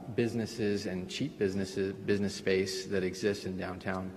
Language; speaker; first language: English; early bilingual, other home language; Spanish